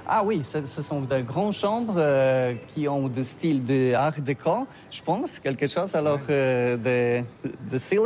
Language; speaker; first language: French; non-native, learner; Polish